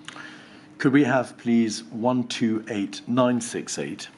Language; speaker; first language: English; native; English